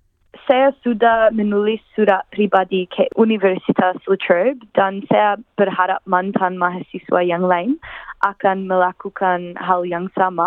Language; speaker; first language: Indonesian; non-native, fluent; English